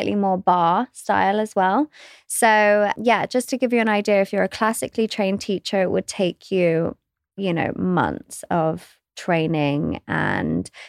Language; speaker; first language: English; native; English